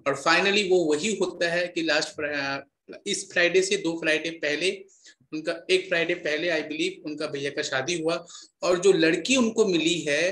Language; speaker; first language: Hindi; native; Hindi